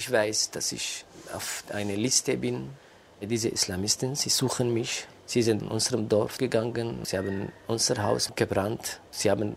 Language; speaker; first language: German; non-native, fluent; Kurdish